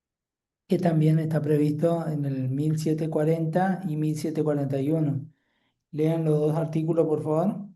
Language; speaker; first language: Spanish; native; Spanish